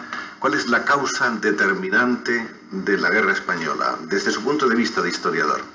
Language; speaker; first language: Spanish; native; Spanish